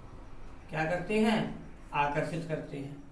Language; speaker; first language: Hindi; native; Hindi